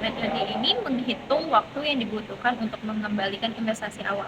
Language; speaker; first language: Indonesian; native; Indonesian